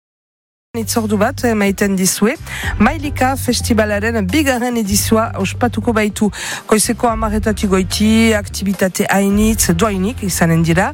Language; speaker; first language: Basque; native; Basque